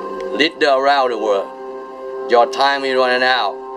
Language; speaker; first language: English; non-native, learner; Vietnamese